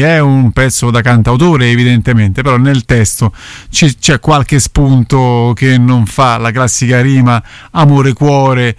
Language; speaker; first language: Italian; native; Italian